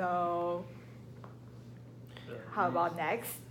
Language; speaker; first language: English; non-native, learner; Chinese